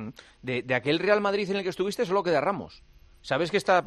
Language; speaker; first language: Spanish; native; Spanish